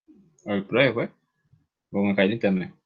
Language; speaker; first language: Spanish; native; Spanish